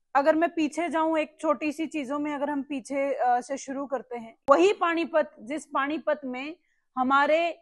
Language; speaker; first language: Hindi; native; Hindi